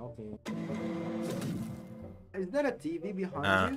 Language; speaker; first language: English; non-native, fluent; Indonesian